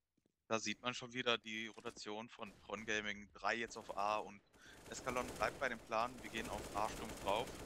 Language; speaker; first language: German; native; German